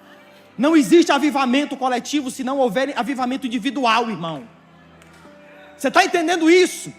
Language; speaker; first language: Portuguese; native; Portuguese